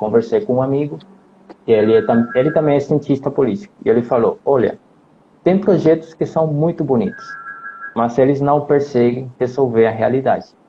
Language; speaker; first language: Portuguese; non-native, fluent; Spanish